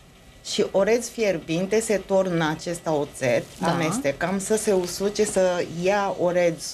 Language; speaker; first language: Romanian; non-native, learner; Japanese